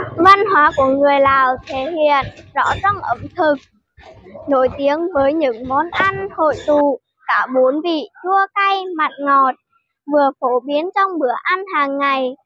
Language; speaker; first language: Vietnamese; non-native, local second language; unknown